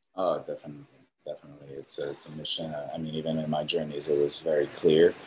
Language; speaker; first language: English; native; English